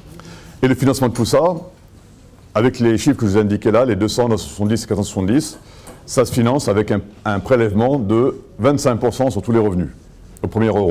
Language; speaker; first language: French; native; French